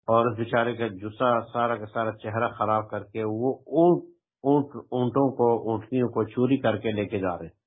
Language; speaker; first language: Urdu; non-native, local second language; Pashto